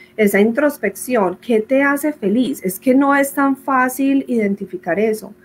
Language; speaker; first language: Spanish; native; Spanish